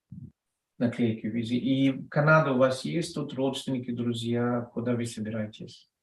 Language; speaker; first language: Russian; non-native, fluent; Telugu